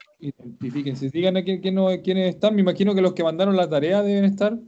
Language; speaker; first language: Spanish; native; Spanish